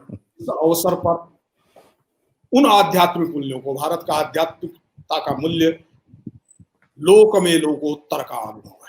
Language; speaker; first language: Hindi; native; Hindi